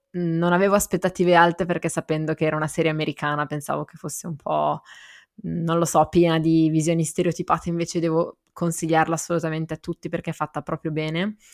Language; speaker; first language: Italian; native; Italian